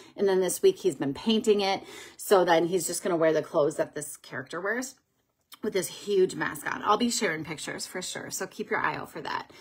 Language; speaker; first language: English; native; English